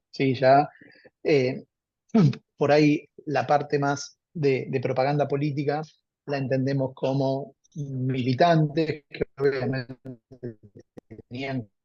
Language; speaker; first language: Spanish; native; Spanish